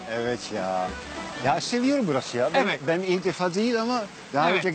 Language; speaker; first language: Turkish; non-native, learner; Dutch